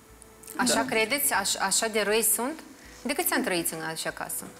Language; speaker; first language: Romanian; native; Romanian